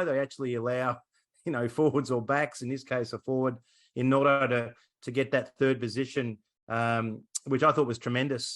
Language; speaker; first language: English; native; English